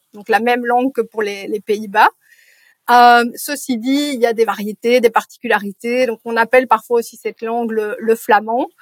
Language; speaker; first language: French; native; French